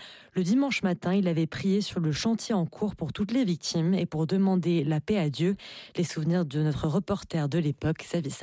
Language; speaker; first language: French; native; French